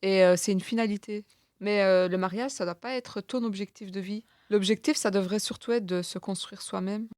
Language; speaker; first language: French; early bilingual, other home language; Turkish